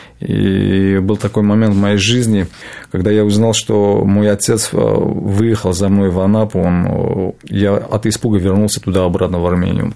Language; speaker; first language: Russian; non-native, local second language; Armenian